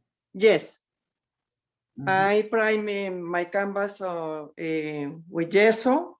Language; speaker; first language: English; non-native, learner; Spanish